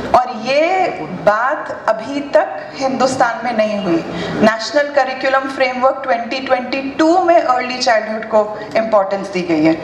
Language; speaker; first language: Hindi; native; Hindi